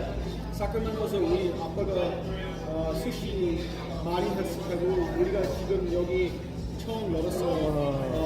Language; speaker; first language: Korean; early bilingual, heritage; Korean